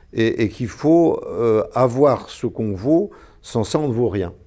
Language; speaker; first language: French; native; French